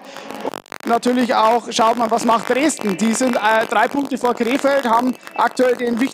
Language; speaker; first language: German; native; German